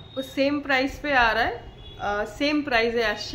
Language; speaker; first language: Hindi; non-native, local second language; Bangla